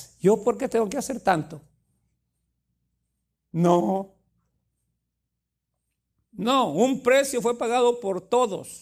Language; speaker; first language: Spanish; native; Spanish